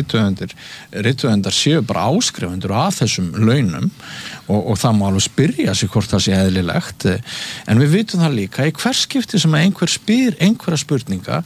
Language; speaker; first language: Icelandic; native; Icelandic